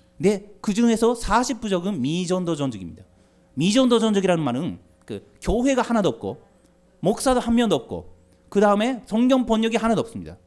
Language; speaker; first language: Korean; non-native, fluent; Japanese